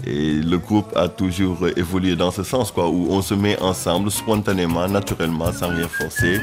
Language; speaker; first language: French; non-native, local second language; Wolof